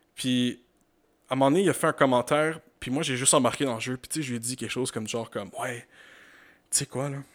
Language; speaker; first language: French; native; French